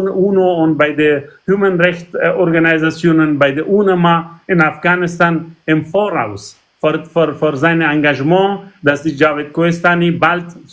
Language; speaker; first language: German; non-native, learner; Persian